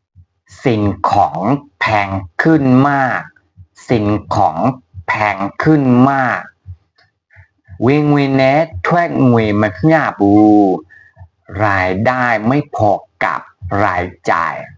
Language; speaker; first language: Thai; non-native, fluent; Burmese